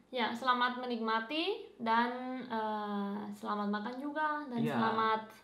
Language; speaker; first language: Indonesian; non-native, fluent; Spanish